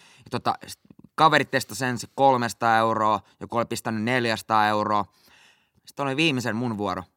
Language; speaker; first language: Finnish; native; Finnish